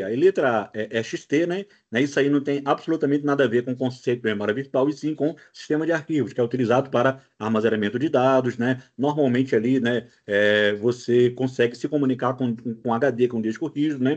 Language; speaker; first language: Portuguese; native; Portuguese